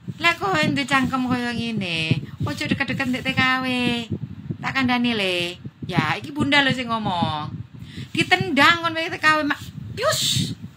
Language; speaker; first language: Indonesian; non-native, local second language; Javanese